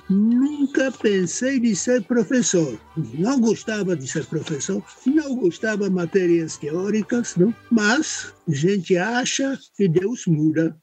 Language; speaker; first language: Portuguese; non-native, fluent; Czech